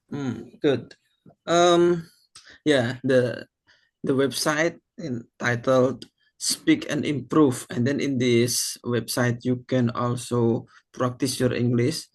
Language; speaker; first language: English; non-native, fluent; Indonesian